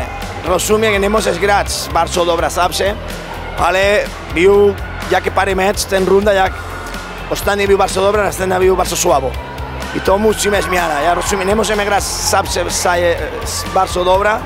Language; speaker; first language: Polish; non-native, learner; Spanish